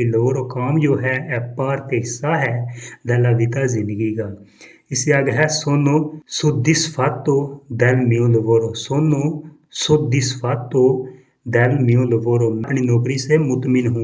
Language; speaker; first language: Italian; non-native, fluent; Urdu